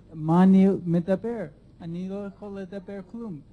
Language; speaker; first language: Hebrew; non-native, learner; English